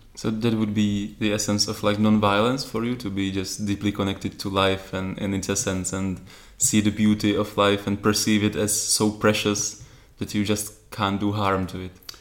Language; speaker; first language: English; non-native, fluent; Czech